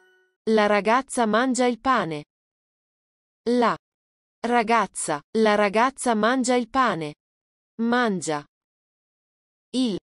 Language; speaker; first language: Italian; non-native, learner; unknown